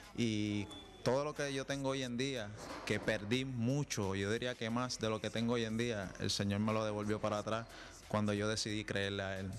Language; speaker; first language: Spanish; native; Spanish